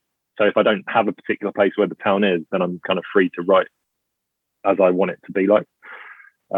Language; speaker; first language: English; native; English